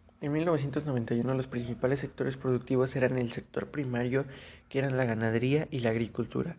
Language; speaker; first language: Spanish; native; Spanish